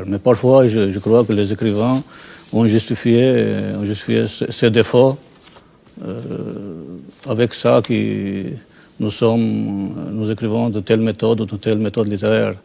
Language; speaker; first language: French; non-native, fluent; Albanian